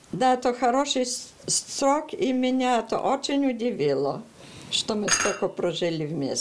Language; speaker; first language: Russian; early bilingual, heritage; Russian